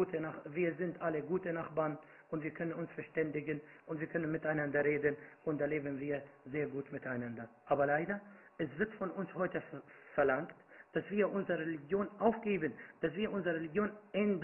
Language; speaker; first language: German; non-native, fluent; Arabic